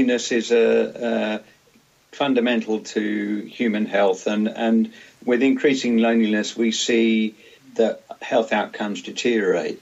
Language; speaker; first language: English; native; English